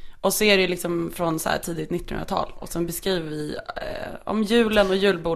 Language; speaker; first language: Swedish; native; Swedish